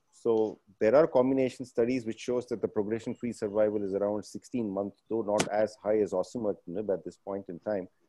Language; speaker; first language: English; non-native, local second language; Tamil